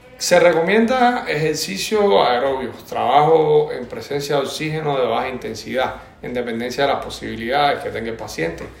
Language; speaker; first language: Spanish; native; Spanish